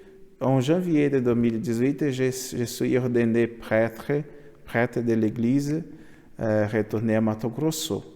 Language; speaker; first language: French; non-native, learner; Portuguese